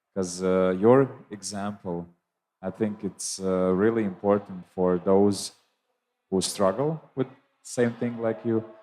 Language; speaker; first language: English; non-native, fluent; Latvian